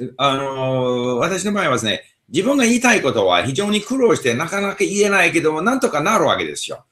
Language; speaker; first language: Japanese; non-native, fluent; English